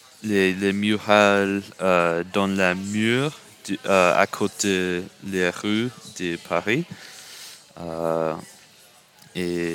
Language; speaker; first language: French; non-native, learner; English